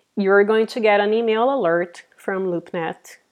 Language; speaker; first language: English; non-native, fluent; Portuguese